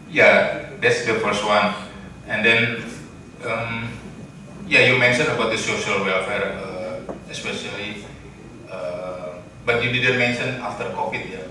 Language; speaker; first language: English; non-native, learner; Indonesian